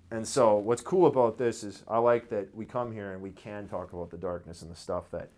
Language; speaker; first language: English; native; English